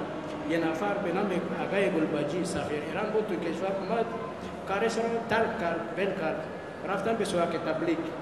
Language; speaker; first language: Persian; non-native, learner; Malagasy